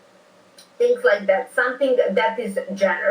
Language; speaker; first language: English; non-native, fluent; Serbian